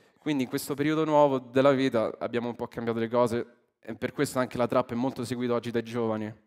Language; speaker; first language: Italian; early bilingual, other home language; English